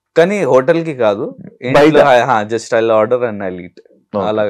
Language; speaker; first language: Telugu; non-native, local second language; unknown